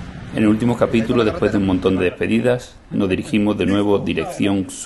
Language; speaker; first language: Spanish; native; Spanish